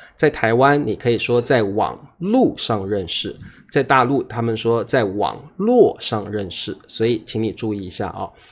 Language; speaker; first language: Chinese; native; Chinese